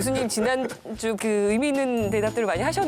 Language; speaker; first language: Korean; native; Korean